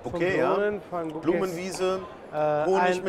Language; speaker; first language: German; native; German